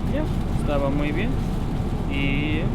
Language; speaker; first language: Spanish; non-native, learner; German